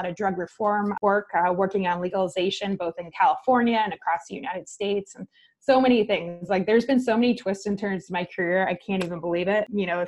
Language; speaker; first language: English; native; English